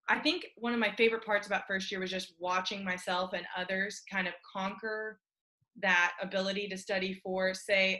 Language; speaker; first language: English; native; English